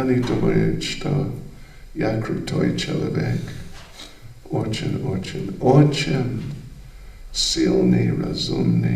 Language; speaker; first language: Russian; non-native, learner; English